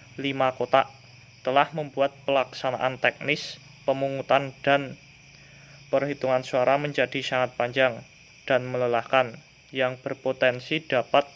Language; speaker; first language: Indonesian; native; Indonesian